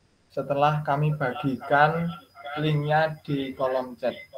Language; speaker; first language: Indonesian; native; Indonesian